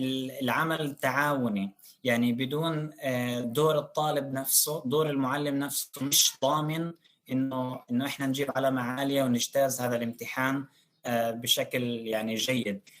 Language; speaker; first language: Arabic; native; Arabic